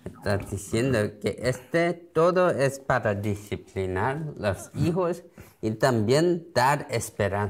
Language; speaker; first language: Spanish; non-native, learner; Korean